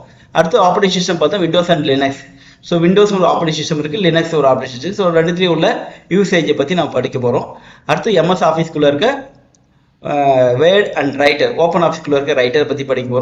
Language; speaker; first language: Tamil; native; Tamil